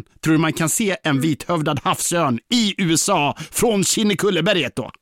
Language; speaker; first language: Swedish; native; Swedish